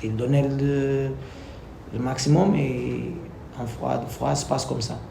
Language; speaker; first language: French; non-native, learner; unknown